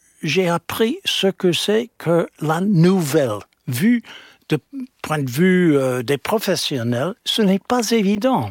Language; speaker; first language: French; non-native, fluent; English